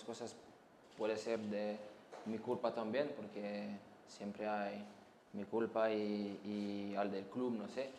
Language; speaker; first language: Spanish; non-native, fluent; French